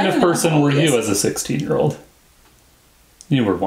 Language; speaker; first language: English; native; English